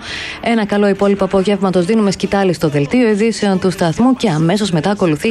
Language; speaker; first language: Greek; native; Greek